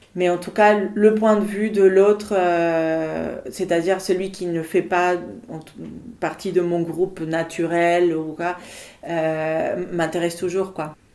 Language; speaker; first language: French; non-native, fluent; Spanish